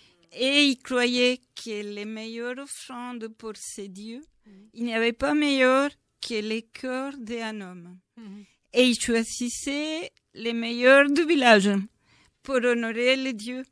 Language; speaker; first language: French; non-native, fluent; Spanish